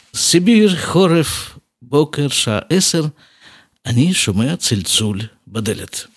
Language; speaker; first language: Hebrew; non-native, fluent; Russian